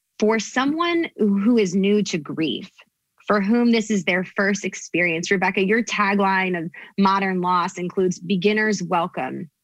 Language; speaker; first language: English; native; English